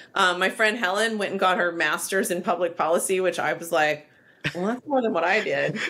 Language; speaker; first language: English; native; English